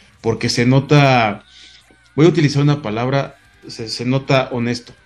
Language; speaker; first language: Spanish; native; Spanish